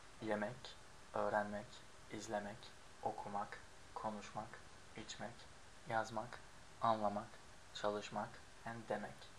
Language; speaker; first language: Turkish; non-native, learner; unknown